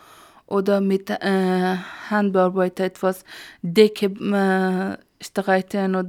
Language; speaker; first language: German; non-native, learner; Persian